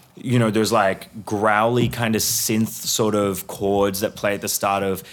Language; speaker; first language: English; early bilingual, other home language; Sindhi